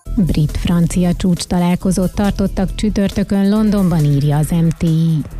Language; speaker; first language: Hungarian; native; Hungarian